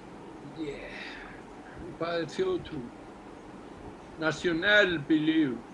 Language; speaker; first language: English; non-native, learner; Icelandic